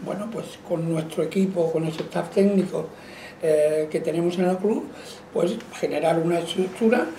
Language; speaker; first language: Spanish; non-native, local second language; Catalan